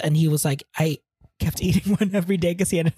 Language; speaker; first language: English; non-native, local second language; Hiligaynon